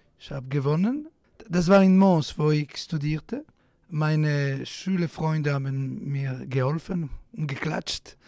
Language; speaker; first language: German; non-native, fluent; Italian